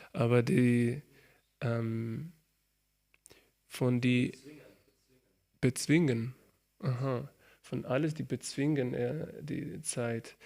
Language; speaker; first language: German; non-native, learner; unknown